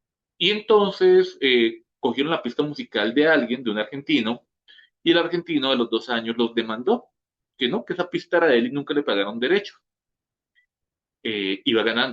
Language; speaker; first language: Spanish; native; Spanish